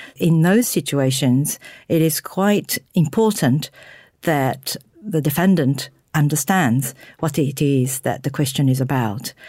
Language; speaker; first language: English; non-native, fluent; Japanese